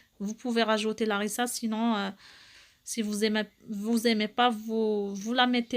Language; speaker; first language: French; non-native, local second language; Arabic